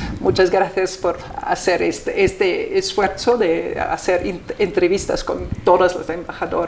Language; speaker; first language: Spanish; non-native, fluent; German